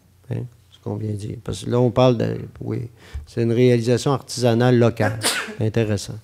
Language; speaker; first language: French; native; French